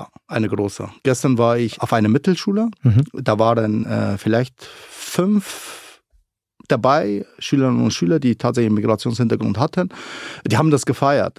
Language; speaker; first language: German; early bilingual, other home language; Arabic